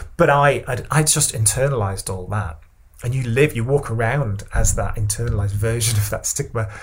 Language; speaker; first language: English; native; English